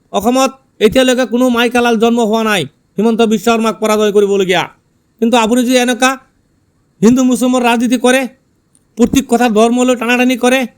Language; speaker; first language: Assamese; non-native, local second language; Bangla